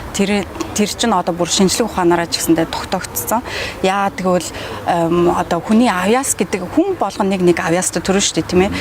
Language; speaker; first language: Mongolian; early bilingual, heritage; Mongolian